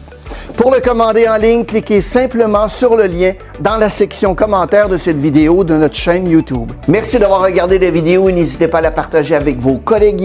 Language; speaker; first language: French; native; French